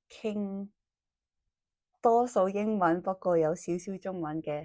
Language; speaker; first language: Cantonese; early bilingual, heritage; English